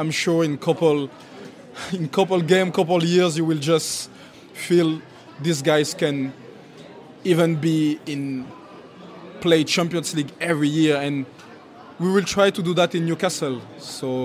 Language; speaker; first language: English; non-native, fluent; French